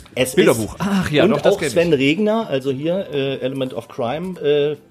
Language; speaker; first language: German; native; German